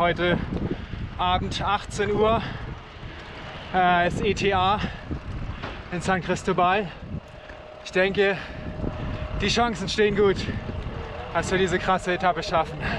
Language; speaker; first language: German; native; German